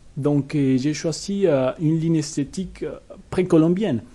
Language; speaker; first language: French; non-native, learner; Spanish